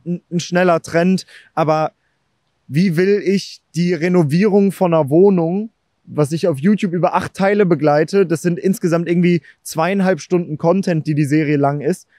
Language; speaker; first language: German; native; German